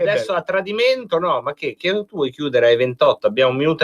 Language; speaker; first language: Italian; native; Italian